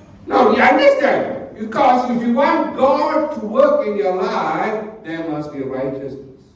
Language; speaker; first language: English; non-native, local second language; Tamil